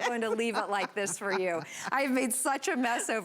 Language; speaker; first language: English; native; English